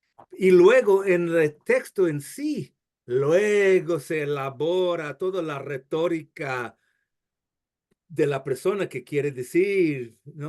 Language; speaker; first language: Spanish; non-native, fluent; English